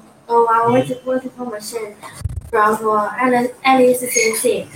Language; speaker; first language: English; non-native, learner; Chinese